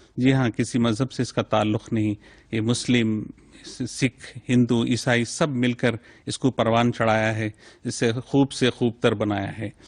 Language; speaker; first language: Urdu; native; Urdu